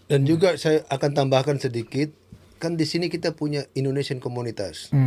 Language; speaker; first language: Indonesian; native; Indonesian